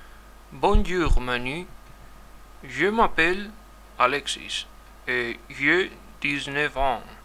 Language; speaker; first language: French; non-native, learner; Spanish